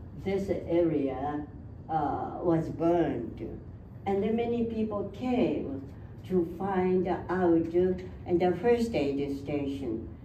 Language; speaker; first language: English; non-native, fluent; Japanese